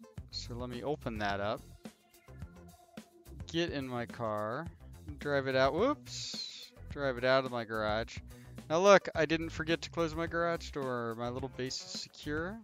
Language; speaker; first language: English; native; English